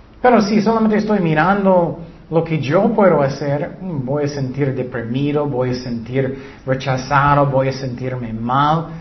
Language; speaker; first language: Spanish; non-native, learner; English